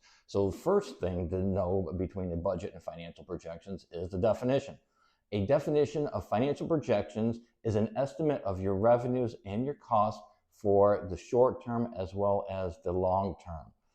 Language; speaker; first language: English; native; English